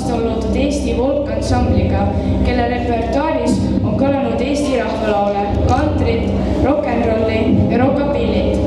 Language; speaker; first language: Estonian; native; Estonian